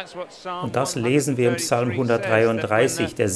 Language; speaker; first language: German; native; German